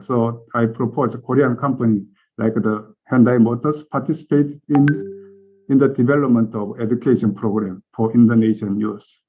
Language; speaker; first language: English; non-native, learner; Korean